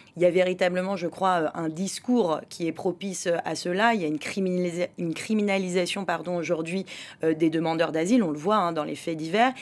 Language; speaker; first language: French; native; French